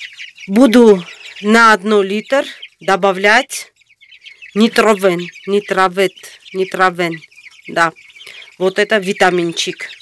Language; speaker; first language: Russian; non-native, fluent; Armenian